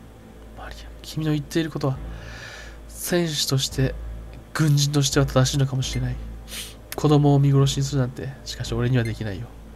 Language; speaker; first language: Japanese; native; Japanese